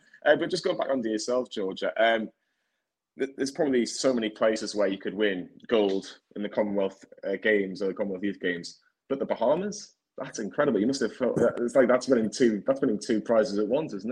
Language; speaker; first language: English; native; English